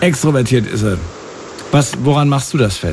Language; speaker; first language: German; native; German